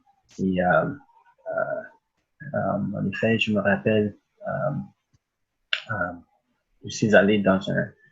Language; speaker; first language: French; early bilingual, other home language; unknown